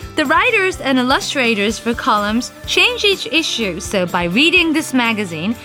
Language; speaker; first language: English; non-native, fluent; Japanese